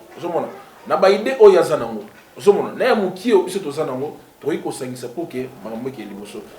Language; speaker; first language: Lingala; native; Lingala